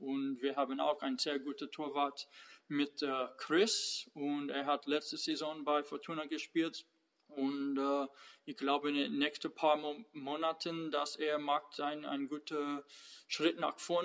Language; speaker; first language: German; non-native, fluent; English